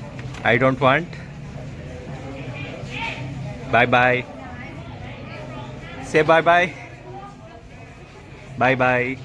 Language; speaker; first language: English; non-native, local second language; Kannada